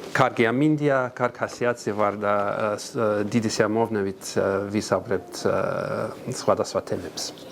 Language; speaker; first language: Georgian; non-native, learner; English